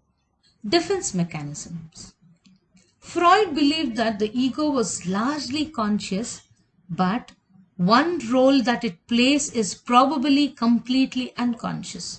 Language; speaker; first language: English; non-native, local second language; Kannada